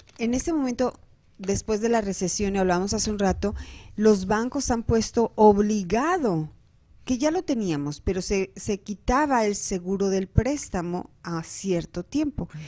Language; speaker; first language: Spanish; native; Spanish